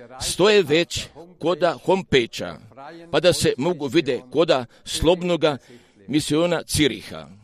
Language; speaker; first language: Croatian; early bilingual, heritage; Serbian